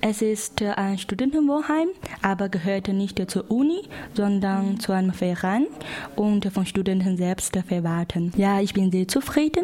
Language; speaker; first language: German; non-native, fluent; Chinese